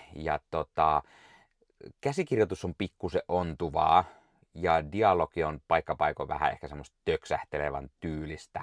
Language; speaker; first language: Finnish; native; Finnish